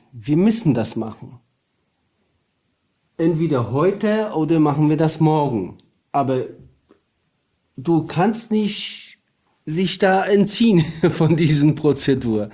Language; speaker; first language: German; non-native, learner; Polish